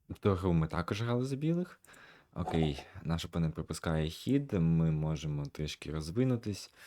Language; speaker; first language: Ukrainian; native; Ukrainian